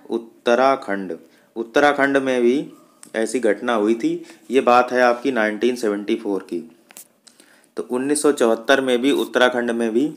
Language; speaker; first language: Hindi; native; Hindi